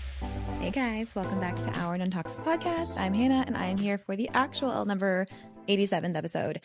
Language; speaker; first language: English; native; English